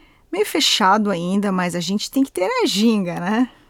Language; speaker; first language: Portuguese; native; Portuguese